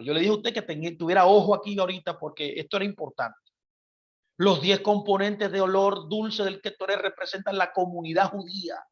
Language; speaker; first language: Spanish; native; Spanish